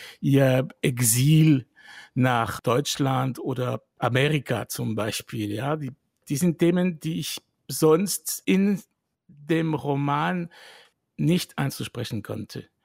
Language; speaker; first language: German; non-native, fluent; French